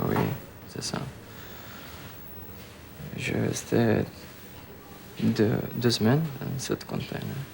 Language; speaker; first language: French; non-native, learner; Romanian